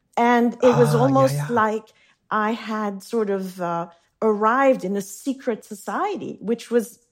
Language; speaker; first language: English; non-native, fluent; French